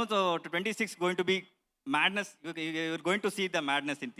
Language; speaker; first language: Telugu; non-native, local second language; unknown